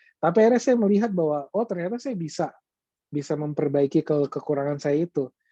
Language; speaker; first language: Indonesian; native; Indonesian